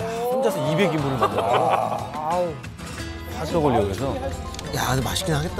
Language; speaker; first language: Korean; native; Korean